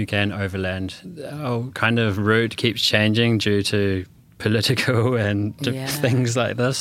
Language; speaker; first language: English; native; English